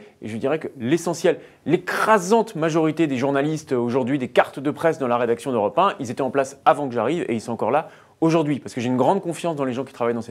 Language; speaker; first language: French; native; French